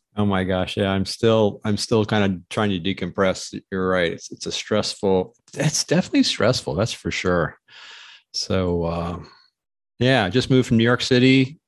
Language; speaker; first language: English; native; English